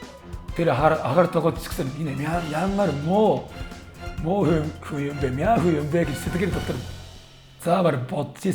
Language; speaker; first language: Mongolian; non-native, learner; Korean